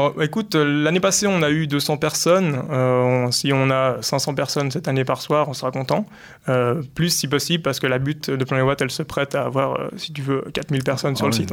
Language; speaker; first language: French; native; French